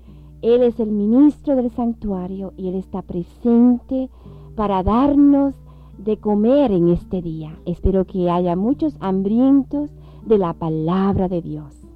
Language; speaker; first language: Spanish; native; Spanish